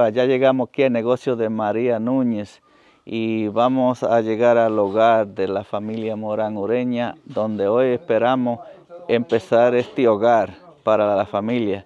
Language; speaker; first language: Spanish; native; Spanish